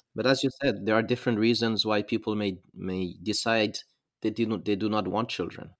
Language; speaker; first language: English; non-native, fluent; Arabic